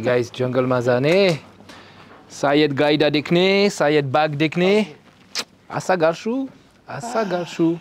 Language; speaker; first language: Nepali; non-native, learner; French